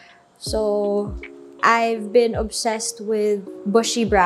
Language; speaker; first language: English; non-native, local second language; Filipino